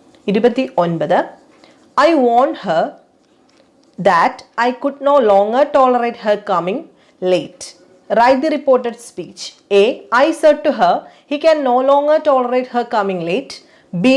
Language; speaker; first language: English; non-native, local second language; Malayalam